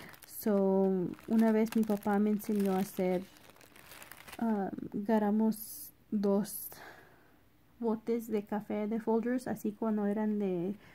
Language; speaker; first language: Spanish; early bilingual, other home language; English